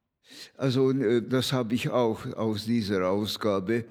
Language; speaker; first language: German; non-native, fluent; Hungarian